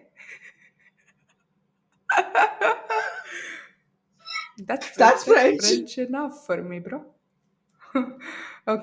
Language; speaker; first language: English; non-native, local second language; Arabic